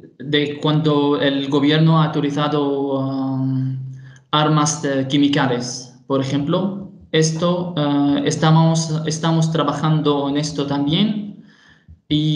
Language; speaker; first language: Spanish; non-native, fluent; Arabic